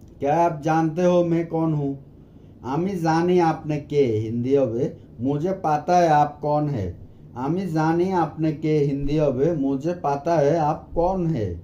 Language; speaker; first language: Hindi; non-native, learner; Bangla